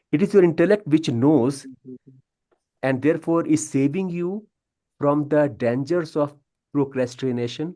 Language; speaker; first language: English; non-native, local second language; Hindi